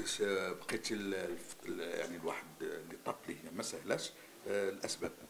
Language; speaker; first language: Arabic; native; Arabic